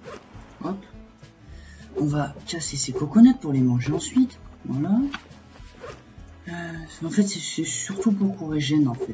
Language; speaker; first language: French; native; French